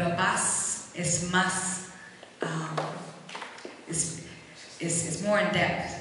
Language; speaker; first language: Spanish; early bilingual, heritage; Spanish